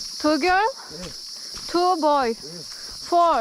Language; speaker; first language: English; non-native, learner; Turkish